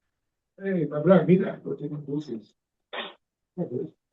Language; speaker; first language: Spanish; non-native, learner; English